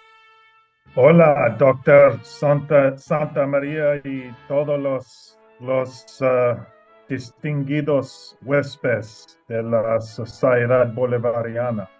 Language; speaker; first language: Spanish; non-native, learner; English